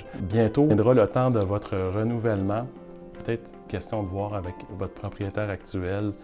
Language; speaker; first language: French; native; French